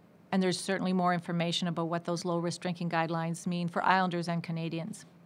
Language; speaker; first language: English; native; English